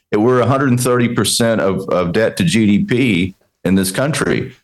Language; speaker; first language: English; native; English